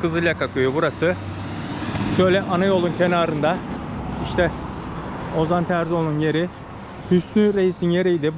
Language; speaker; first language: Turkish; native; Turkish